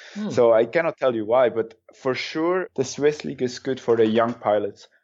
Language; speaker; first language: English; non-native, fluent; German